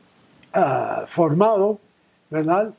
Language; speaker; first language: Spanish; non-native, fluent; English